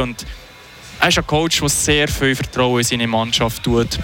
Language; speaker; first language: German; native; German